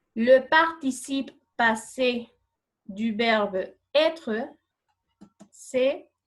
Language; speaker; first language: French; non-native, fluent; Spanish